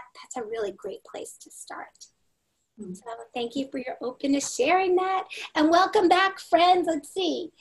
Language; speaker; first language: English; native; English